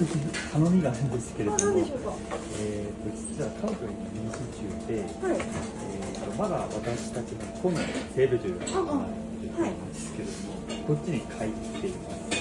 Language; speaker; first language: Japanese; non-native, learner; Korean